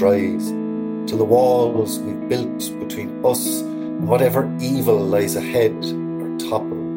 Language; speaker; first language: English; native; English